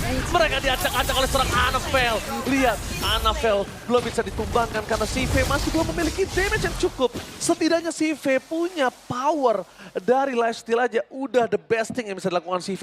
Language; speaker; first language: Indonesian; native; Indonesian